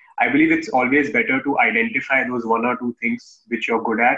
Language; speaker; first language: English; non-native, local second language; Hindi